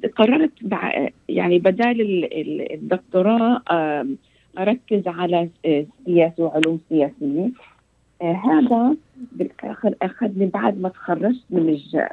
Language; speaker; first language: Arabic; early bilingual, heritage; Arabic